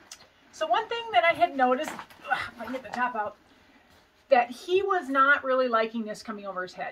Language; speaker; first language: English; native; English